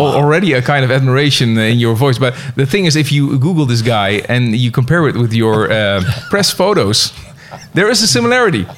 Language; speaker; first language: English; non-native, fluent; Dutch